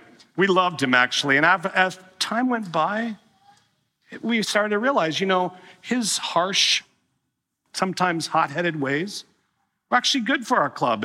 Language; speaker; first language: English; native; English